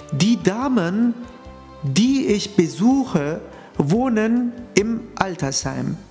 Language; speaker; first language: German; non-native, fluent; Turkish